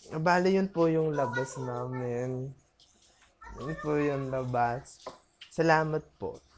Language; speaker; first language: Filipino; non-native, local second language; Bikol